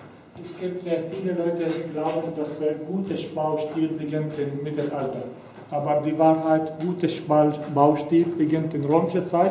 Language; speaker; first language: German; non-native, fluent; Arabic